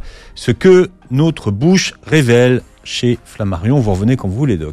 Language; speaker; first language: French; native; French